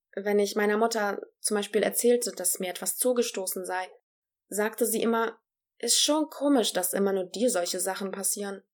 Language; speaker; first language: German; early bilingual, other home language; Polish